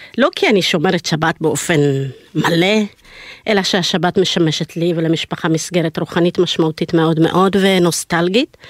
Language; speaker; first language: Hebrew; early bilingual, other home language; Amharic